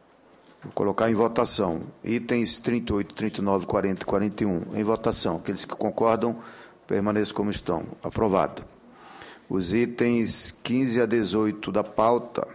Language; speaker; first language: Portuguese; native; Portuguese